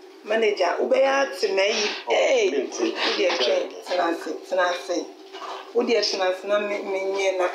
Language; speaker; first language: English; non-native, local second language; Akan